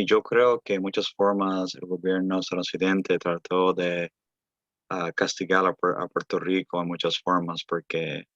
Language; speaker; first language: Spanish; early bilingual, heritage; Spanish